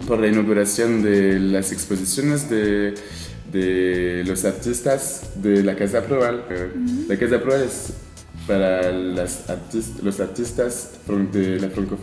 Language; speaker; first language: Spanish; non-native, learner; French